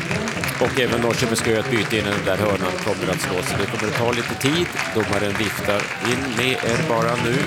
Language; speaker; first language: Swedish; native; Swedish